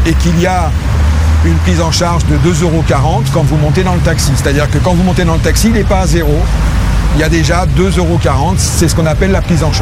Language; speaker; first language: French; native; French